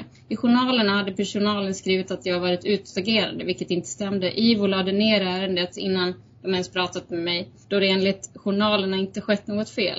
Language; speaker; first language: Swedish; native; Swedish